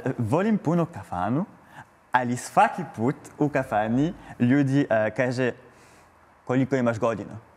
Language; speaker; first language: Croatian; non-native, learner; French